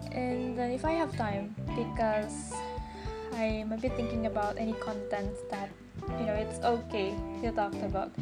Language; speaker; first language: English; non-native, local second language; Cebuano